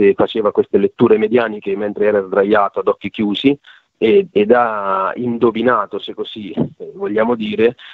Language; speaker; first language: Italian; native; Italian